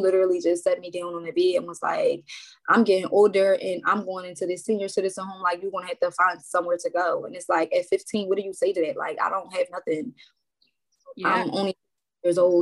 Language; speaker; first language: English; native; English